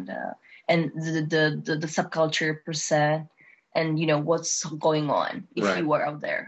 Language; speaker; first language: English; non-native, fluent; Czech